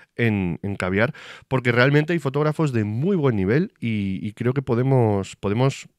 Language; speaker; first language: Spanish; native; Spanish